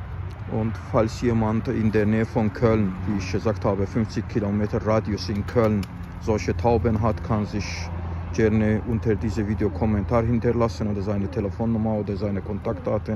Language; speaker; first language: German; non-native, fluent; Azerbaijani